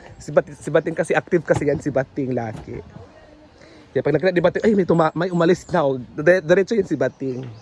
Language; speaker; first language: Filipino; non-native, local second language; Cebuano